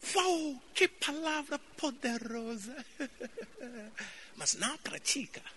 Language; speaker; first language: Portuguese; non-native, fluent; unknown